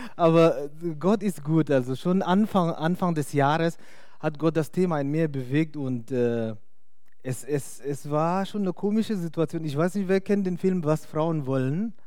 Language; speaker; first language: German; non-native, fluent; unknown